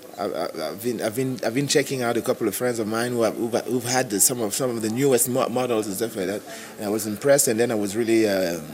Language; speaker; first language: English; non-native, local second language; French